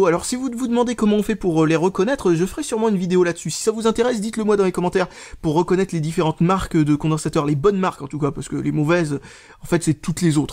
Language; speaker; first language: French; native; French